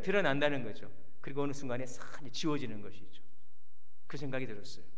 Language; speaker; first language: Korean; native; Korean